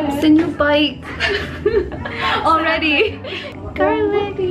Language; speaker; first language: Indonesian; non-native, learner; English